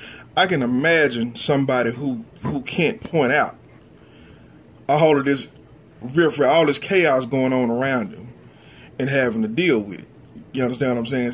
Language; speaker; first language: English; native; English